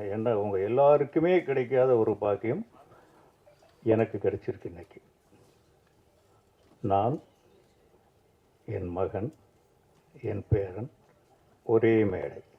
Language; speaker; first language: Tamil; native; Tamil